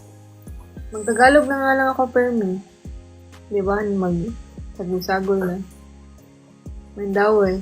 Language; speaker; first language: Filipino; non-native, local second language; Cebuano